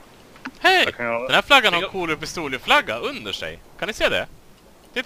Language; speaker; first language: Swedish; native; Swedish